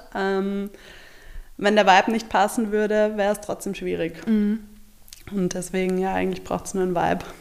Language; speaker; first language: German; native; German